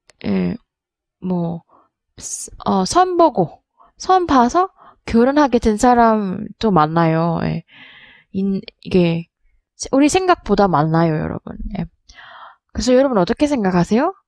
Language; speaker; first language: Korean; non-native, learner; Indonesian